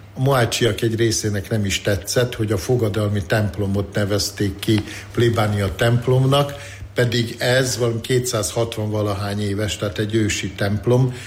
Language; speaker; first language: Hungarian; native; Hungarian